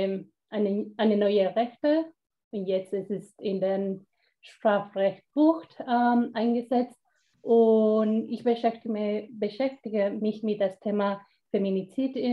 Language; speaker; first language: German; non-native, fluent; Spanish